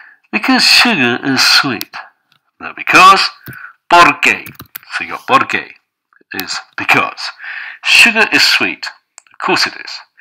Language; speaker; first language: English; native; English